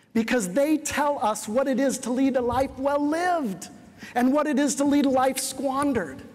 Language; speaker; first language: English; native; English